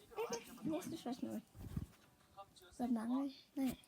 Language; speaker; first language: Danish; early bilingual, other home language; Vietnamese